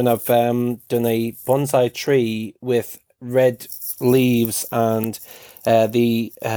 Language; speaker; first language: English; native; English